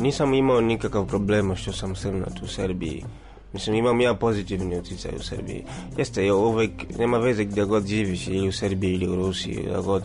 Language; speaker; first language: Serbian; non-native, learner; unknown